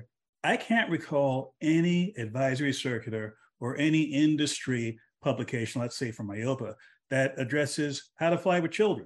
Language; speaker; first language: English; native; English